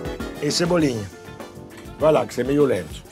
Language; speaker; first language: Portuguese; non-native, fluent; French